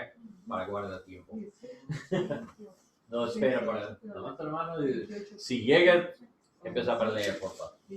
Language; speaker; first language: Spanish; non-native, learner; English